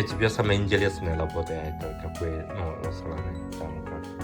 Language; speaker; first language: Russian; non-native, learner; Chinese